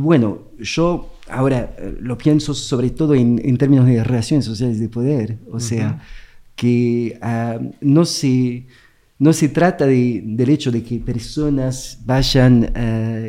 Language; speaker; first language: Spanish; non-native, fluent; French